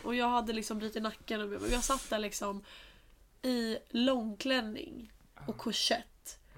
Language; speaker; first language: Swedish; native; Swedish